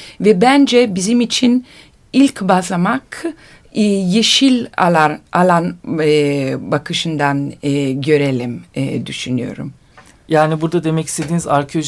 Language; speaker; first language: Turkish; non-native, learner; Italian